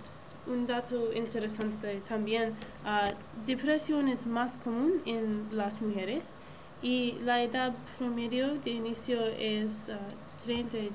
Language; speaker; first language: Spanish; non-native, learner; English